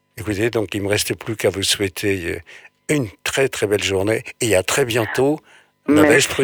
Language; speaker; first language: French; non-native, fluent; Portuguese